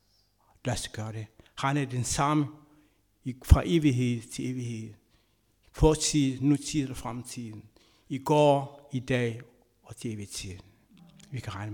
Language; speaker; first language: Danish; non-native, fluent; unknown